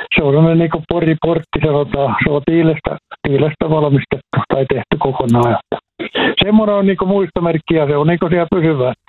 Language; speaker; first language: Finnish; native; Finnish